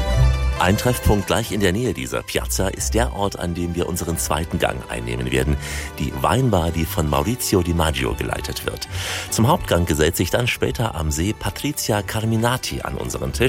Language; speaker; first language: German; native; German